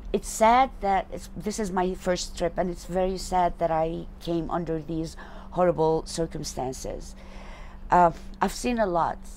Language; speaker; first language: English; non-native, fluent; Arabic